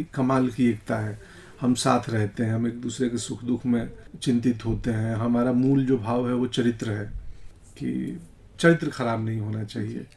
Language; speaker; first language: Hindi; native; Hindi